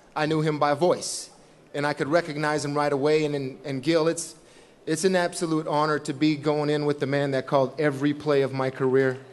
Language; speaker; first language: English; native; English